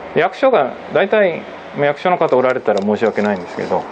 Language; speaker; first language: Japanese; native; Japanese